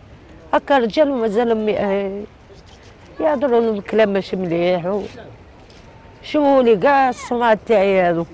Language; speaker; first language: Arabic; native; Arabic